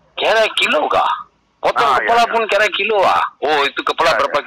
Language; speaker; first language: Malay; non-native, local second language; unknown